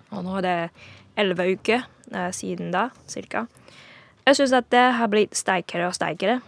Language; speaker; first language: Norwegian; non-native, fluent; Cantonese